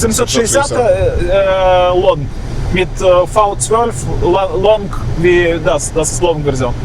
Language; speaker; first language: German; non-native, learner; Russian